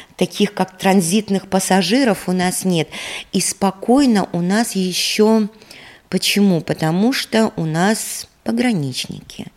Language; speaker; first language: Russian; native; Russian